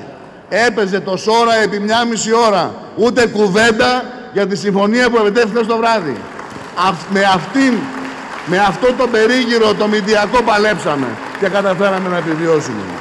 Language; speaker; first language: Greek; native; Greek